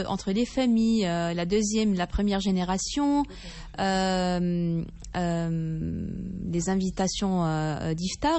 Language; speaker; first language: French; non-native, fluent; Arabic